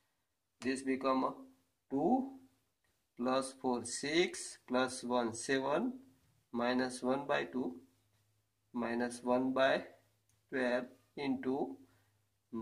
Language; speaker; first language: English; non-native, local second language; Gujarati